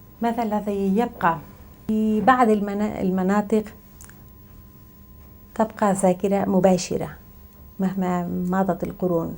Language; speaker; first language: Arabic; non-native, fluent; Spanish